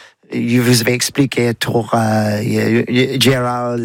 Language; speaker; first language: French; non-native, learner; English